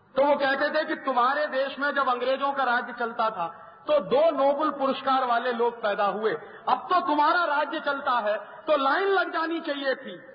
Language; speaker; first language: Hindi; native; Hindi